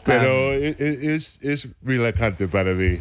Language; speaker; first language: Spanish; non-native, fluent; English